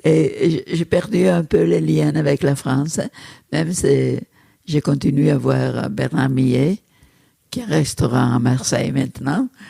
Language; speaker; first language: French; non-native, fluent; Italian